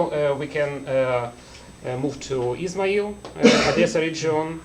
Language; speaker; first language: English; non-native, learner; Russian